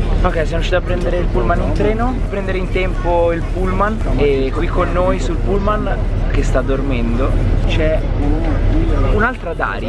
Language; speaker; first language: Italian; native; Italian